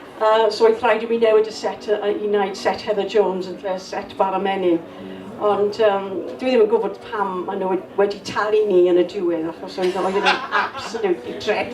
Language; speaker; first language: Welsh; non-native, local second language; English